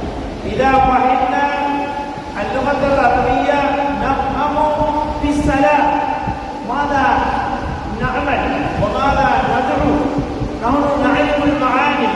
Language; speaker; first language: Arabic; non-native, learner; Tamil